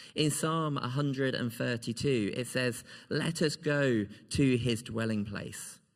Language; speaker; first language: English; native; English